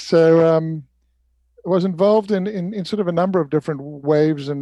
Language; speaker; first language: English; native; English